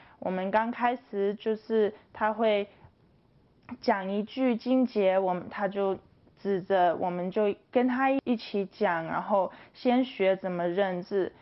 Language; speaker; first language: Chinese; early bilingual, heritage; English